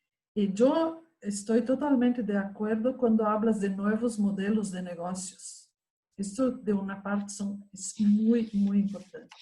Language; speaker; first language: Spanish; non-native, fluent; Portuguese